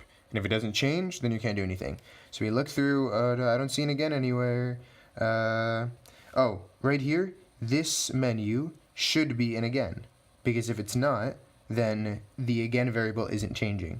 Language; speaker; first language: English; native; English